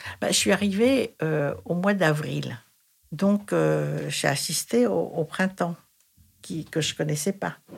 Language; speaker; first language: French; non-native, fluent; Thai